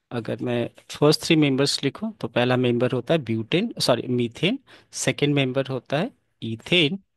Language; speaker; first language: Hindi; native; Hindi